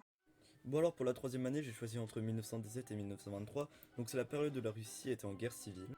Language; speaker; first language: French; native; French